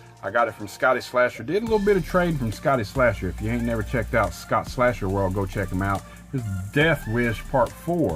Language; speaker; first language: English; native; English